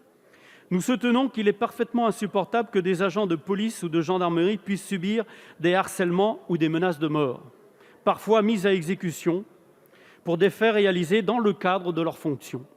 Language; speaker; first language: French; native; French